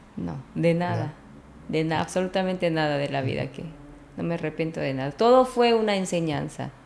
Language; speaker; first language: Spanish; early bilingual, other home language; Korean